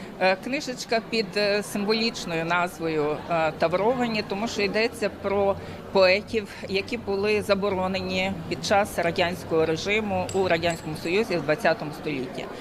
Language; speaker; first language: Ukrainian; native; Ukrainian